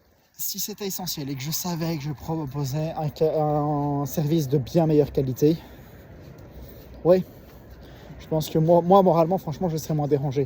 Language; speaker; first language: French; native; French